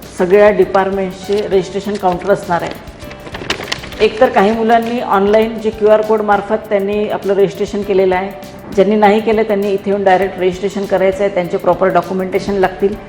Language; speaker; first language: Marathi; native; Marathi